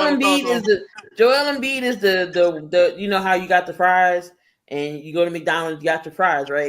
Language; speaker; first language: English; native; English